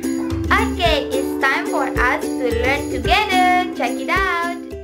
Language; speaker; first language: English; non-native, learner; Indonesian